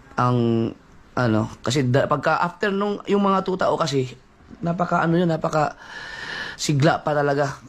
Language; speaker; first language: Filipino; non-native, local second language; Cebuano